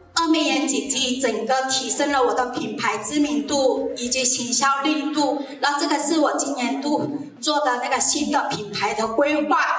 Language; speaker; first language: Chinese; non-native, local second language; Hakka Chinese